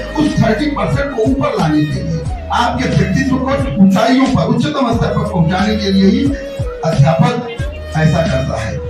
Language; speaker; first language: Hindi; native; Hindi